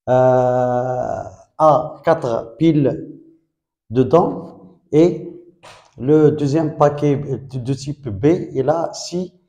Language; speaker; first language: French; non-native, local second language; Arabic